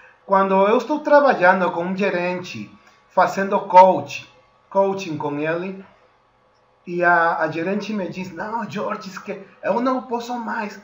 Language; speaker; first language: Portuguese; non-native, fluent; Spanish